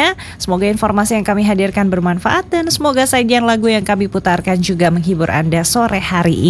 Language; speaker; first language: Indonesian; native; Indonesian